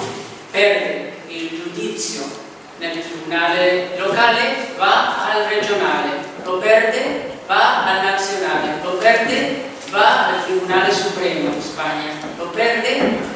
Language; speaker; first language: Italian; non-native, fluent; Spanish